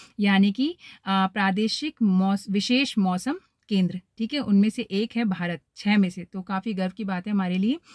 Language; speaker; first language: Hindi; native; Hindi